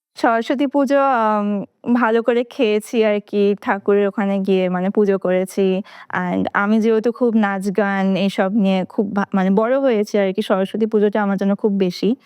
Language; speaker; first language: Bangla; native; Bangla